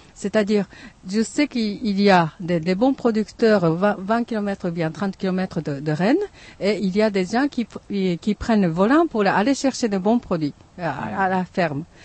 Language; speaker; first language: French; non-native, fluent; Japanese